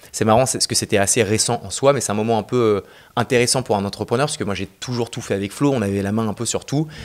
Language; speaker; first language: French; native; French